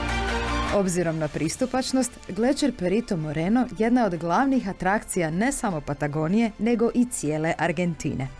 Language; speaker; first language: Croatian; native; Croatian